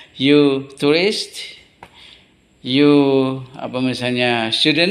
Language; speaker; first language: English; non-native, learner; Indonesian